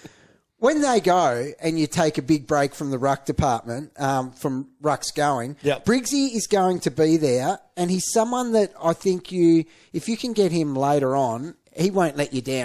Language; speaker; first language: English; native; English